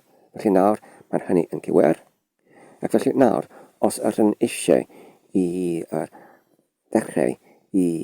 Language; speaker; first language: Welsh; non-native, learner; English